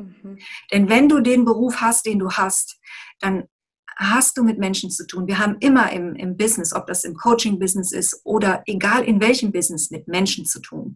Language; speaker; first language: German; native; German